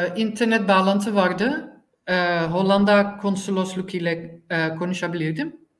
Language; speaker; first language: Turkish; non-native, learner; Dutch